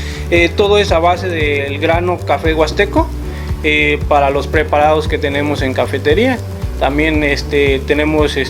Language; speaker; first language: Spanish; native; Spanish